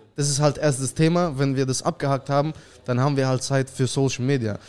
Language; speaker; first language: German; early bilingual, other home language; Russian